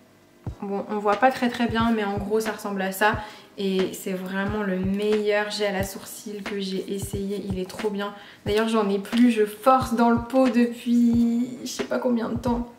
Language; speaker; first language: French; native; French